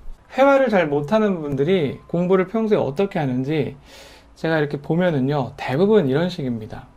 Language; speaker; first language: Korean; native; Korean